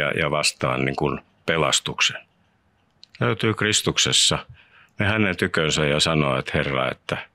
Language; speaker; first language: Finnish; native; Finnish